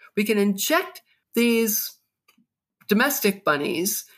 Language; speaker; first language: English; native; English